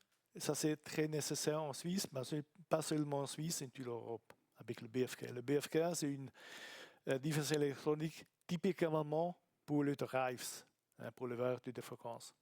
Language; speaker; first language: French; non-native, learner; Italian